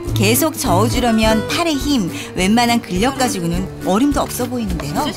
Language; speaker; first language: Korean; native; Korean